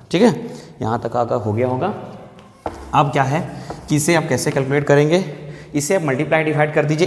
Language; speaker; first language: Hindi; native; Hindi